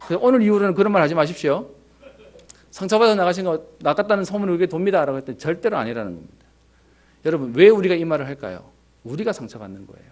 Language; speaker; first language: Korean; native; Korean